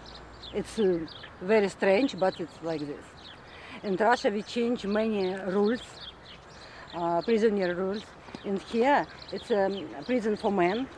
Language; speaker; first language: English; non-native, learner; Russian